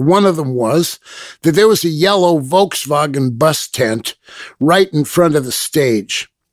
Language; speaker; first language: English; native; English